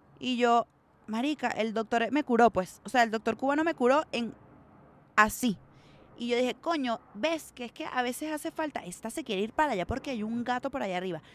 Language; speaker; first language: Spanish; native; Spanish